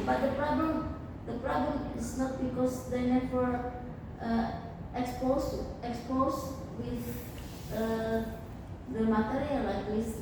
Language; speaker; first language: English; non-native, fluent; Indonesian